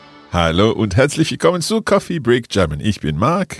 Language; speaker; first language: German; non-native, learner; English